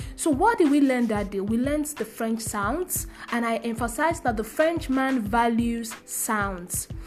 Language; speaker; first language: English; non-native, local second language; Yoruba